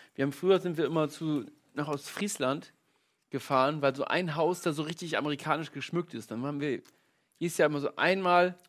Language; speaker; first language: German; non-native, fluent; Polish